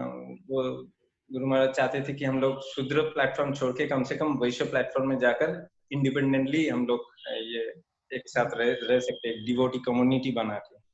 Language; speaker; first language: Hindi; native; Hindi